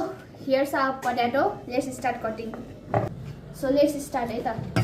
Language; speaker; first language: English; non-native, learner; Nepali